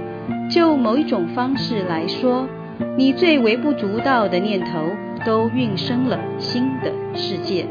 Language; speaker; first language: Chinese; native; Chinese